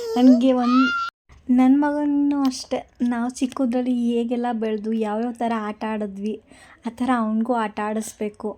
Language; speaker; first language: Kannada; native; Kannada